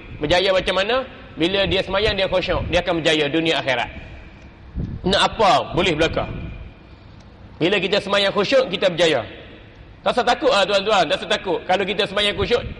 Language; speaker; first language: Malay; native; Malay